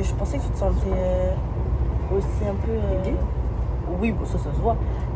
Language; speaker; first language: French; native; French